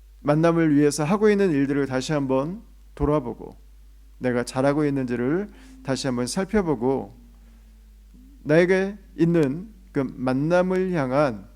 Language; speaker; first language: Korean; native; Korean